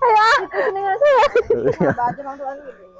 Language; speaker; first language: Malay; non-native, local second language; Sundanese